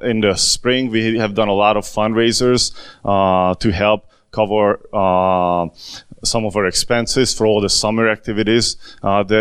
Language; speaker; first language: English; non-native, fluent; Hungarian